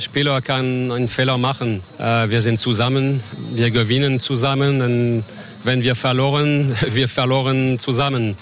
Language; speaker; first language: German; non-native, learner; French